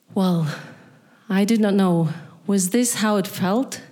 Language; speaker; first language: English; non-native, fluent; German